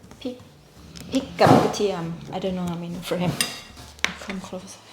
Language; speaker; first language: English; non-native, learner; Northeastern Thai